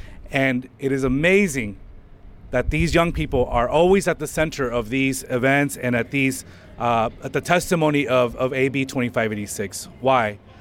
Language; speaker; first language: English; early bilingual, other home language; Spanish